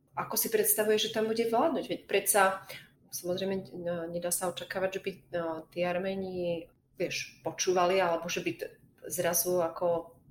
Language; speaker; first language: Slovak; native; Slovak